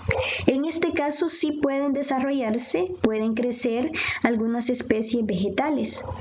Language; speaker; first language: Spanish; native; Spanish